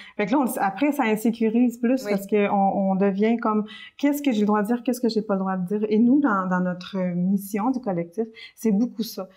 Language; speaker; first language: French; early bilingual, other home language; Spanish